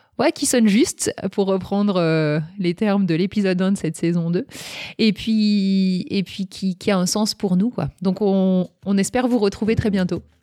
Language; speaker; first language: French; native; French